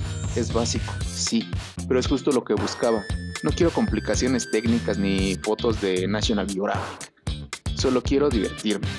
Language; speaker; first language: Spanish; native; Spanish